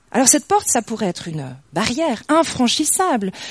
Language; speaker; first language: French; native; French